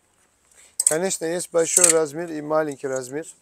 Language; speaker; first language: Russian; non-native, learner; Turkish